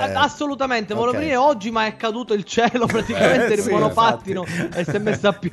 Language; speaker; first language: Italian; native; Italian